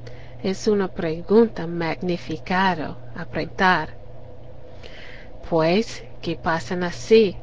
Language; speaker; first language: Spanish; non-native, learner; English